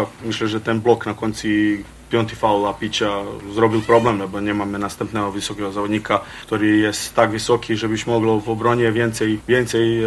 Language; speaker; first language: Polish; non-native, fluent; Croatian